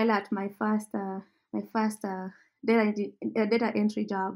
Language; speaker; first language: English; non-native, local second language; Kalenjin